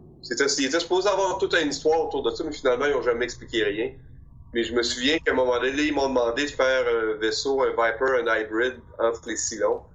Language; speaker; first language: French; native; French